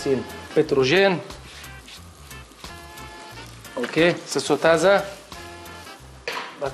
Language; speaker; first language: Romanian; non-native, learner; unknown